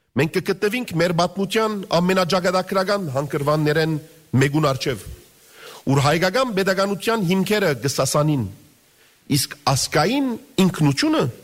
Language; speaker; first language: Armenian; early bilingual, heritage; Armenian